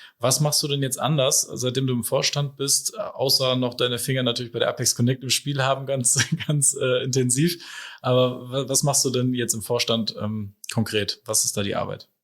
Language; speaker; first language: German; native; German